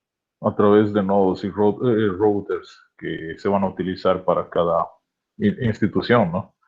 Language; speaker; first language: Spanish; native; Spanish